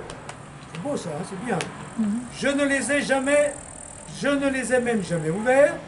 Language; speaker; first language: French; native; French